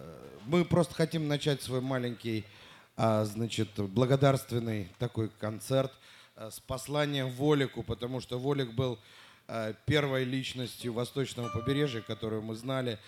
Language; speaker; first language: Russian; native; Russian